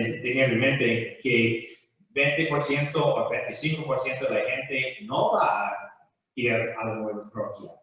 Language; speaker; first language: Spanish; non-native, fluent; English